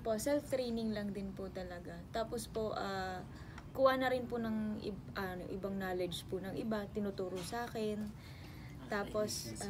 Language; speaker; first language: Filipino; native; Filipino